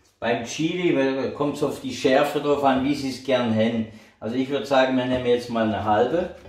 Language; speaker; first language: German; native; German